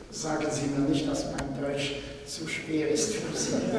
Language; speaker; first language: German; non-native, fluent; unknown